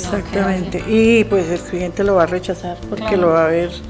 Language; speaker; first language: Spanish; native; Spanish